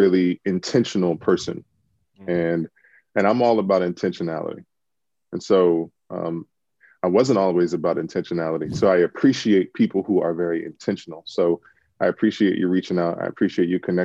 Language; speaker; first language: English; native; English